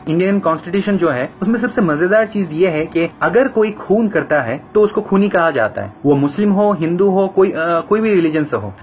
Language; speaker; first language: Hindi; non-native, fluent; Bangla